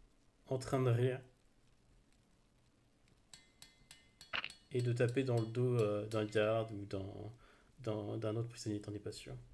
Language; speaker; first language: French; native; French